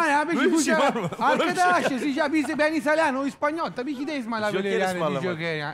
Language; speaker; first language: Turkish; non-native, fluent; Italian